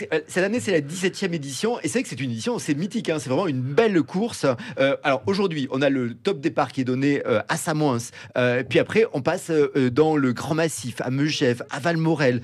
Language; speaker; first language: French; native; French